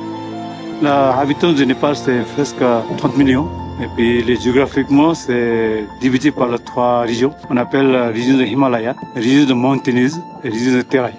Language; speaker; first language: French; non-native, learner; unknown